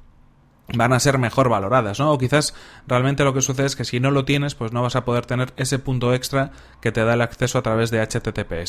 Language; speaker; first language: Spanish; native; Spanish